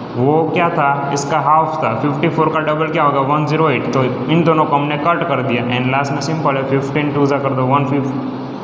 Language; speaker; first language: Hindi; non-native, local second language; Gujarati